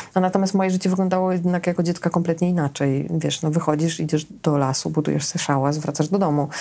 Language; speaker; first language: Polish; native; Polish